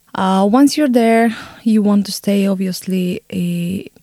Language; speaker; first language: English; non-native, fluent; Romanian